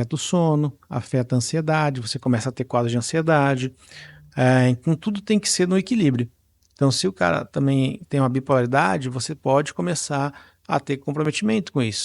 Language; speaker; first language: Portuguese; native; Portuguese